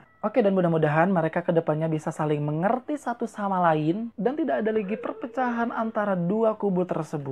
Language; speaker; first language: Indonesian; native; Indonesian